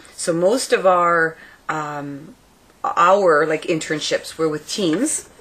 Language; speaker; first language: English; native; English